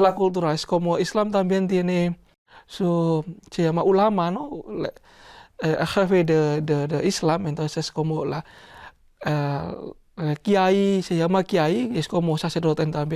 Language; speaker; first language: Spanish; non-native, learner; Indonesian